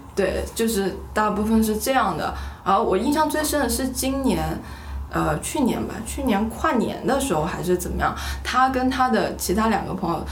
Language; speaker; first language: Chinese; native; Chinese